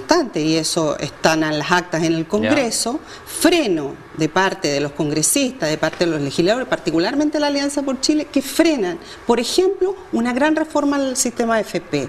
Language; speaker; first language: Spanish; native; Spanish